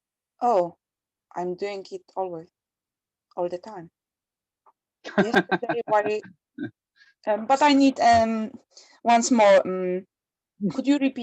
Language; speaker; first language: English; non-native, learner; Polish